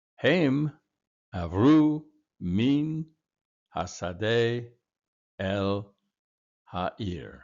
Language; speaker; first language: Hebrew; non-native, fluent; English